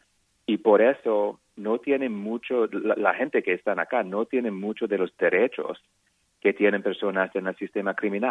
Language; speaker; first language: Spanish; non-native, fluent; English